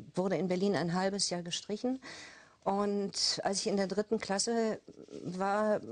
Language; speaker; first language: German; native; German